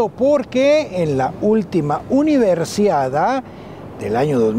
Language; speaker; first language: Spanish; native; Spanish